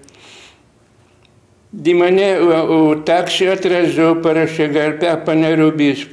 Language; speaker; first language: Portuguese; non-native, fluent; Lithuanian